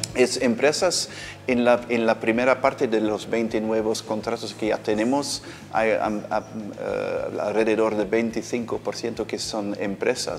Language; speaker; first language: Spanish; non-native, fluent; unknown